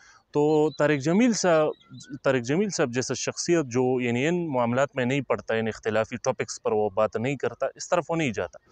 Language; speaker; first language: Urdu; native; Urdu